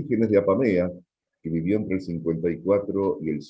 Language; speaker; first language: Spanish; native; Spanish